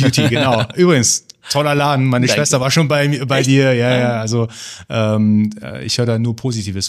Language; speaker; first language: German; early bilingual, other home language; Persian